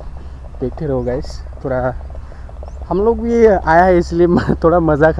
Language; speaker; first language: Hindi; non-native, local second language; Bodo